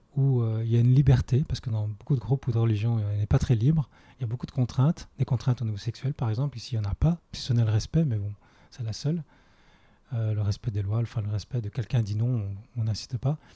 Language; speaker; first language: French; native; French